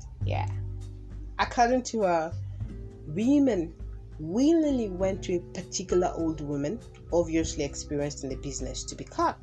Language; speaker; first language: English; non-native, local second language; Yoruba